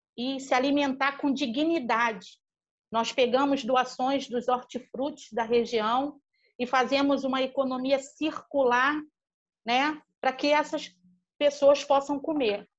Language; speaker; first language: Portuguese; native; Portuguese